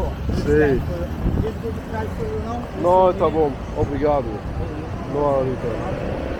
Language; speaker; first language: Portuguese; non-native, learner; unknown